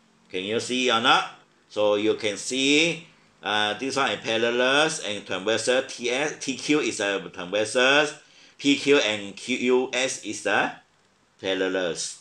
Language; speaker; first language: English; non-native, local second language; Chinese